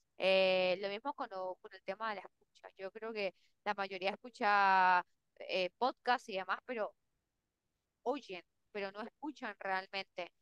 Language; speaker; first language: Spanish; native; Spanish